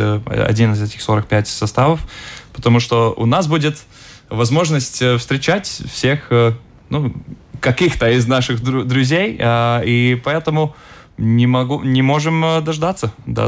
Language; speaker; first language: Russian; non-native, local second language; Latvian